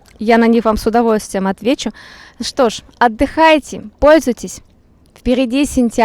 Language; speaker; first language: Russian; native; Russian